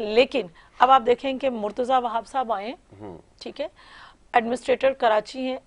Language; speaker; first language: Urdu; native; Urdu